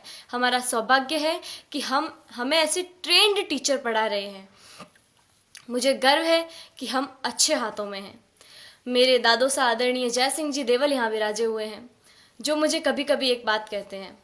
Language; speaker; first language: Hindi; native; Hindi